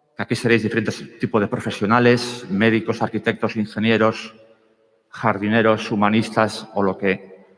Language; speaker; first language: Spanish; native; Spanish